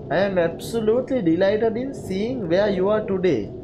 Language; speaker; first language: English; non-native, local second language; Sinhala